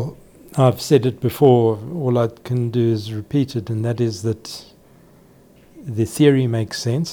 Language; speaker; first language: English; native; English